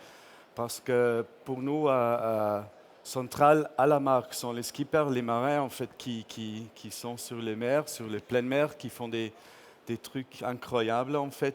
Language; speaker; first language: French; non-native, fluent; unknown